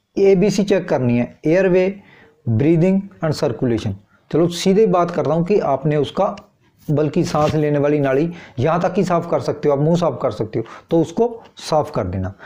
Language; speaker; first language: Hindi; non-native, local second language; Punjabi